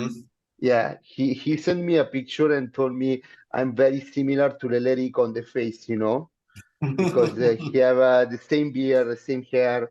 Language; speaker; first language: English; non-native, learner; Italian